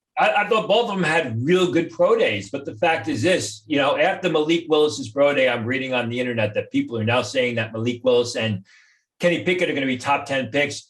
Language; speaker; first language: English; native; English